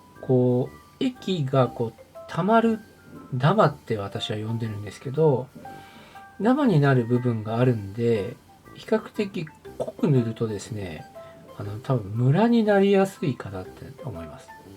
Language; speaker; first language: Japanese; native; Japanese